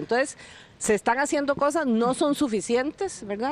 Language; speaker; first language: Spanish; native; Spanish